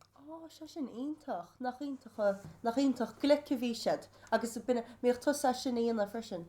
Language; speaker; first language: Irish; native; Irish